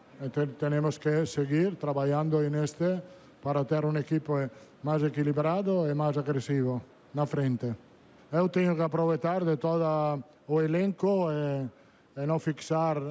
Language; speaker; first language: Portuguese; non-native, fluent; Italian